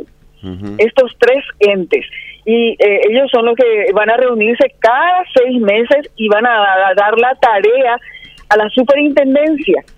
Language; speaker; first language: Spanish; native; Spanish